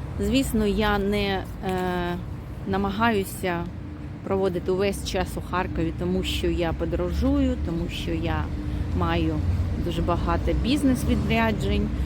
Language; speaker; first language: Ukrainian; non-native, local second language; Russian